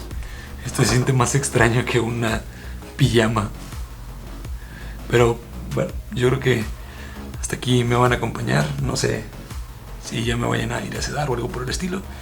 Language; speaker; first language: Spanish; native; Spanish